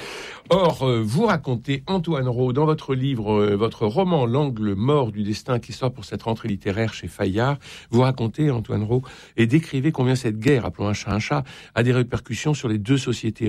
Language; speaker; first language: French; native; French